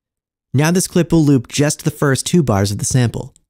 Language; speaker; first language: English; native; English